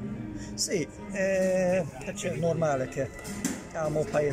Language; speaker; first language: Italian; non-native, learner; Hungarian